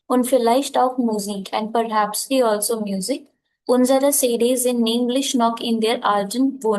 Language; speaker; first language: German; non-native, fluent; Hindi